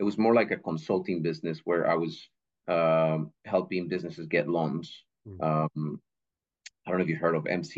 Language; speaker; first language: English; non-native, fluent; Spanish